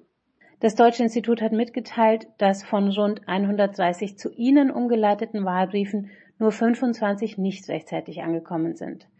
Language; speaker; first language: German; native; German